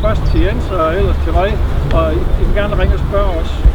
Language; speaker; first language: Danish; native; Danish